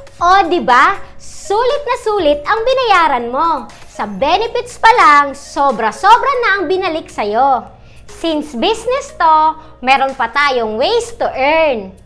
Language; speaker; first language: Filipino; non-native, local second language; Bikol